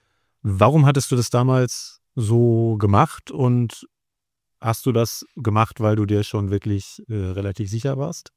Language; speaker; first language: German; native; German